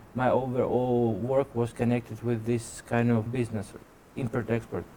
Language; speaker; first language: English; non-native, fluent; Russian